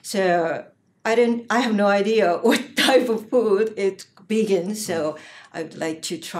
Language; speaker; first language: English; non-native, learner; Japanese